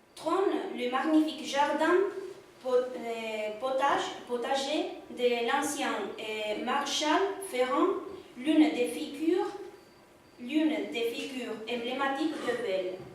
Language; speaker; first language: French; non-native, learner; Spanish